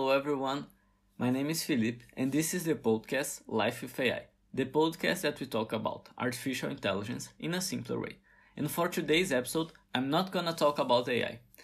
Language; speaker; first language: English; non-native, fluent; Portuguese